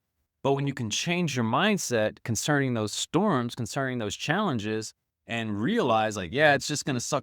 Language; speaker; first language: English; native; English